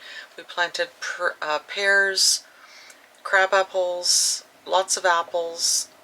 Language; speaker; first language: English; native; English